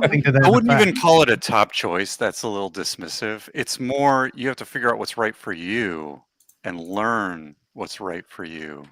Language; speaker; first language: English; native; English